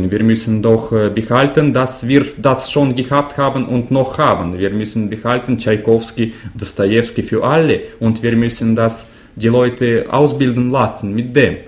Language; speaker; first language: German; non-native, fluent; Russian